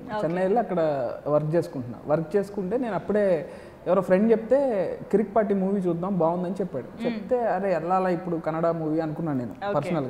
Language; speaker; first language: Telugu; native; Telugu